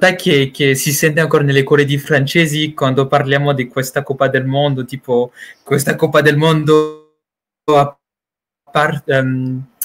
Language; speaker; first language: Italian; non-native, fluent; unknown